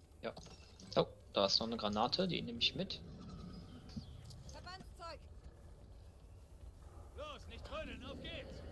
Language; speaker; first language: German; native; German